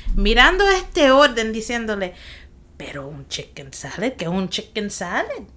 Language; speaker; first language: Spanish; early bilingual, heritage; Spanish